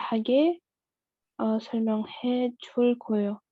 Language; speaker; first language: Korean; non-native, learner; Russian